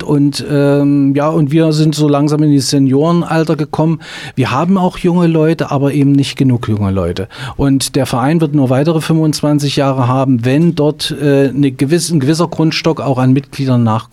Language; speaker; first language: German; native; German